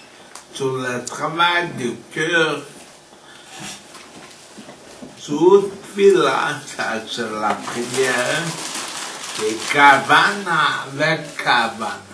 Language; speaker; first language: French; non-native, fluent; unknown